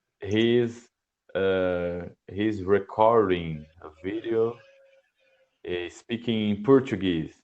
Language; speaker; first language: English; non-native, learner; Portuguese